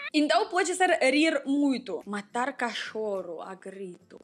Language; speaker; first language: Portuguese; non-native, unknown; Russian